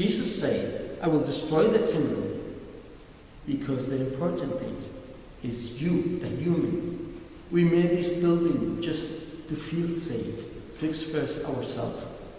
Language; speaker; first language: English; non-native, learner; Arabic